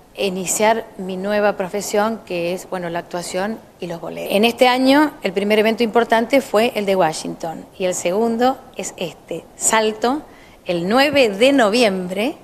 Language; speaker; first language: Spanish; native; Spanish